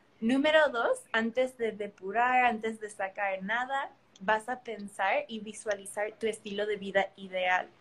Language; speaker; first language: Spanish; early bilingual, heritage; Spanish